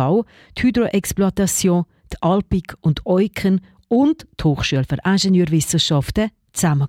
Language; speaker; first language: German; native; German